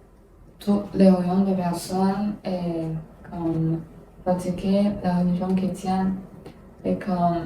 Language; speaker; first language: French; non-native, learner; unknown